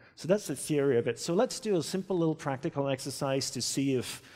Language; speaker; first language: English; native; English